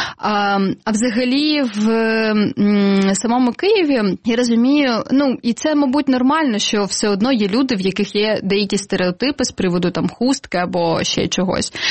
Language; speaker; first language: Ukrainian; non-native, local second language; Crimean Tatar